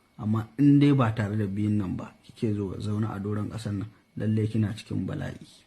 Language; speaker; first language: Hausa; native; Hausa